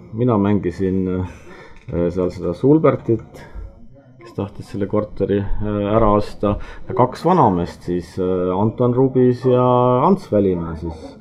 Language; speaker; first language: Estonian; non-native, local second language; Russian